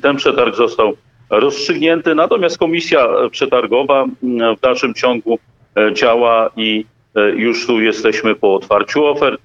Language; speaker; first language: Polish; native; Polish